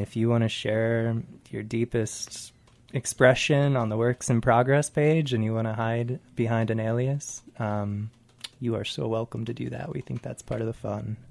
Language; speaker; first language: English; native; English